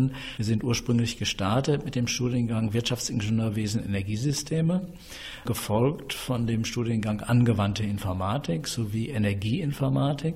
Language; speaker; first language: German; native; German